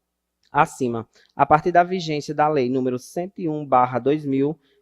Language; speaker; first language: Portuguese; native; Portuguese